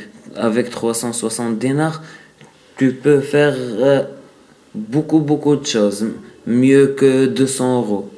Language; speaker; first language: French; non-native, learner; Arabic